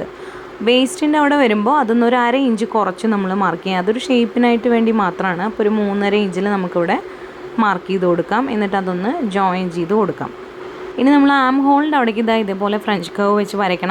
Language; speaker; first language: Malayalam; native; Malayalam